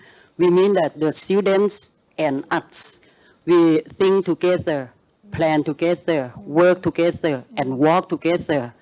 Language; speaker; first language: English; non-native, learner; Thai